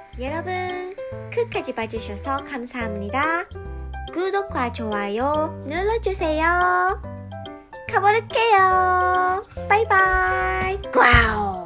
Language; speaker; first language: Korean; non-native, learner; Japanese